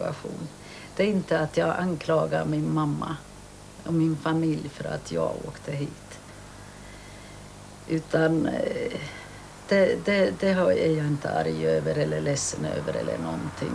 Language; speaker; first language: Swedish; early bilingual, other home language; Finnish